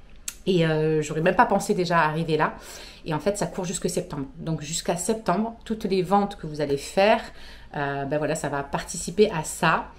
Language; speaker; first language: French; native; French